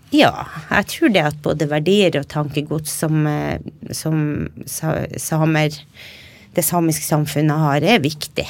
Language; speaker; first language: Norwegian; native; Norwegian